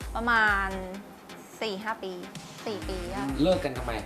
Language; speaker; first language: Thai; native; Thai